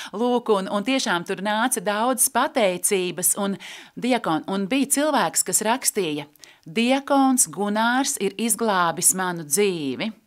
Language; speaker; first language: Latvian; native; Latvian